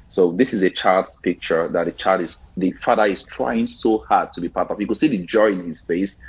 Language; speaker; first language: English; non-native, local second language; Igbo